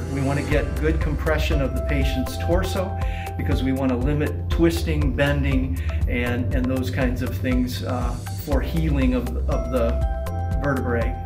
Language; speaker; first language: English; native; English